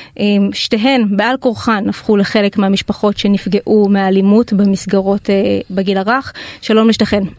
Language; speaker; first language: Hebrew; native; Hebrew